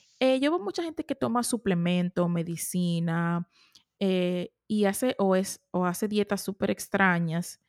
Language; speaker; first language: Spanish; native; Spanish